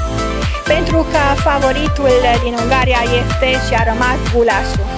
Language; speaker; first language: Romanian; non-native, fluent; Hungarian